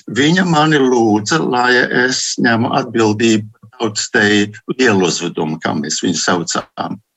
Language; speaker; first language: Latvian; early bilingual, heritage; Latvian